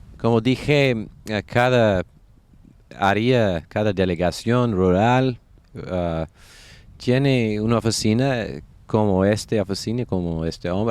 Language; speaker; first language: Spanish; non-native, fluent; English